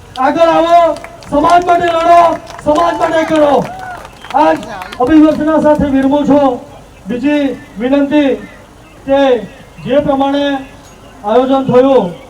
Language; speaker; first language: Gujarati; non-native, local second language; Gamit